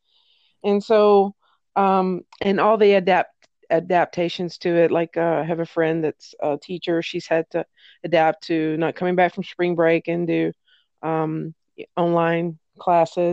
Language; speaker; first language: English; native; English